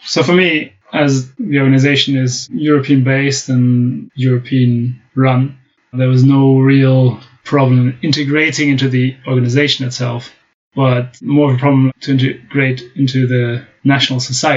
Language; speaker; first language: English; non-native, fluent; German